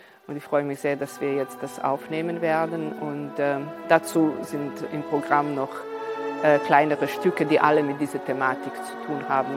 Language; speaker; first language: German; non-native, fluent; Serbian